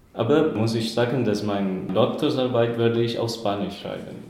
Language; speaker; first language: German; non-native, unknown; Spanish